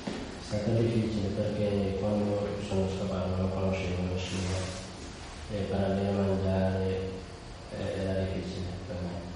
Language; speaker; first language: Italian; non-native, learner; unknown